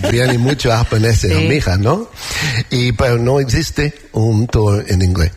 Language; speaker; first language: Spanish; non-native, learner; English